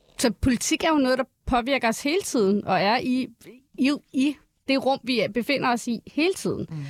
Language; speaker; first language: Danish; early bilingual, other home language; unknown